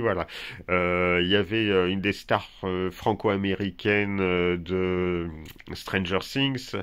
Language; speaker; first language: French; native; French